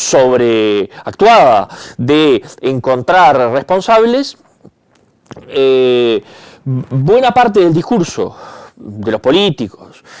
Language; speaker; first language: Spanish; native; Spanish